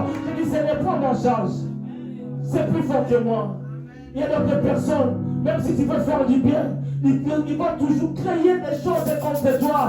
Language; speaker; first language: French; non-native, local second language; Lingala